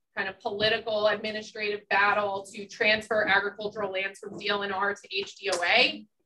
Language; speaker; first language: English; native; English